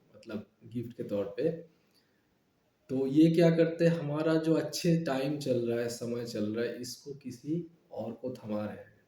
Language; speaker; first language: Hindi; non-native, local second language; Bangla